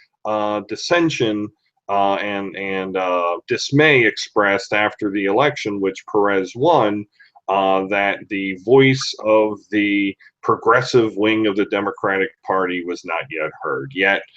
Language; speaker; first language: English; native; English